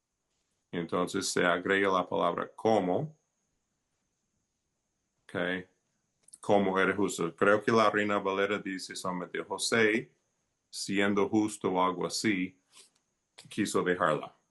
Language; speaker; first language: Spanish; non-native, fluent; English